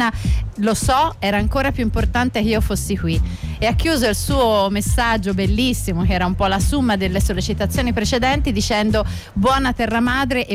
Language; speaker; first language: Italian; native; Italian